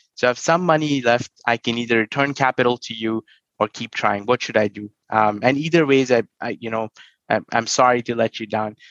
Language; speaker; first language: English; non-native, local second language; Hindi